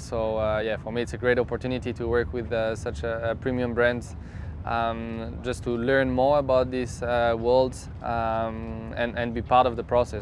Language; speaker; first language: English; non-native, fluent; French